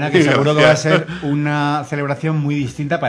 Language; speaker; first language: Spanish; native; Spanish